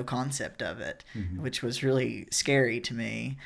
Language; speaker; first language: English; native; English